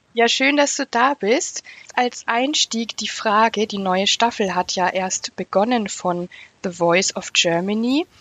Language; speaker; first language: German; native; German